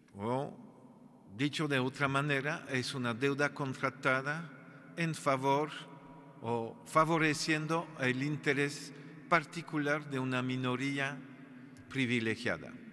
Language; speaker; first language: Spanish; non-native, fluent; French